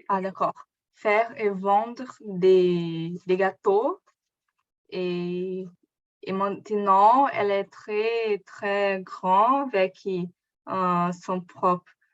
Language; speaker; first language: French; non-native, learner; Portuguese